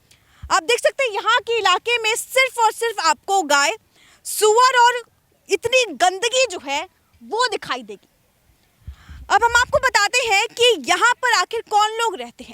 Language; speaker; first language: Hindi; native; Hindi